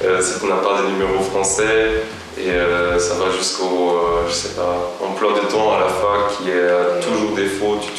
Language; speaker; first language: French; non-native, local second language; Luxembourgish